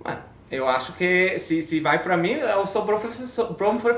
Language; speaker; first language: Portuguese; non-native, learner; English